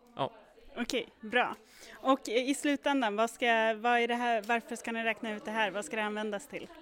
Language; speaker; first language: Swedish; native; Swedish